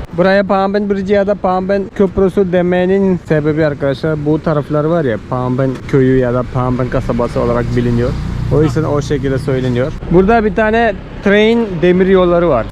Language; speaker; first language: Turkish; non-native, fluent; Malayalam